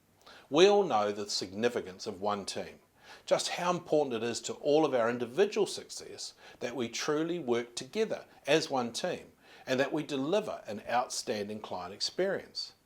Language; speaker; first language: English; native; English